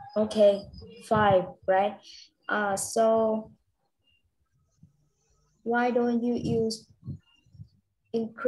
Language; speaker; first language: English; non-native, learner; Vietnamese